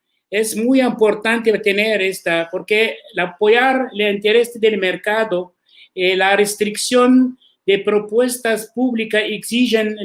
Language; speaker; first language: Spanish; non-native, learner; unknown